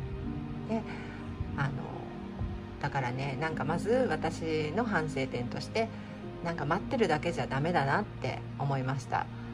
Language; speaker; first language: Japanese; native; Japanese